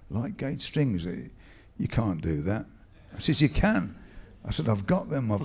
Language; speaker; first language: English; native; English